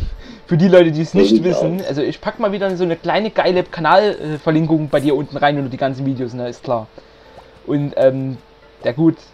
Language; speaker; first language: German; native; German